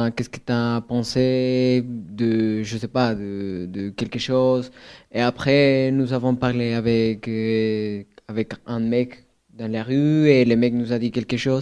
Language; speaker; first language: French; non-native, fluent; Spanish